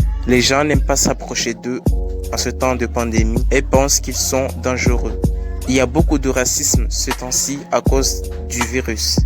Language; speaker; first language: French; native; French